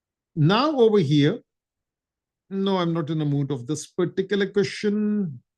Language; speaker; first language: English; non-native, local second language; Urdu